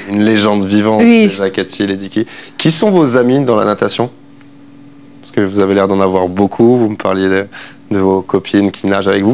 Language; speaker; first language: French; native; French